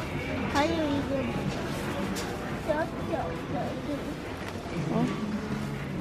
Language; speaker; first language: Chinese; early bilingual, heritage; Chinese